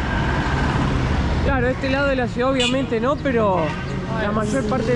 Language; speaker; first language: Spanish; native; Spanish